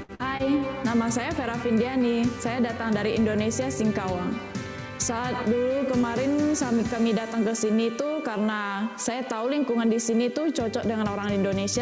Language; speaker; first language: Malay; non-native, local second language; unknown